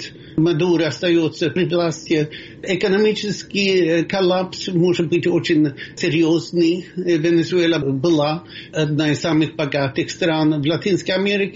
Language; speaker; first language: Russian; non-native, fluent; Swedish